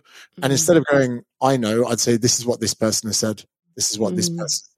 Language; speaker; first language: English; native; English